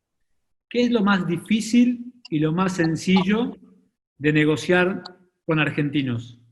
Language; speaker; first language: Spanish; native; Spanish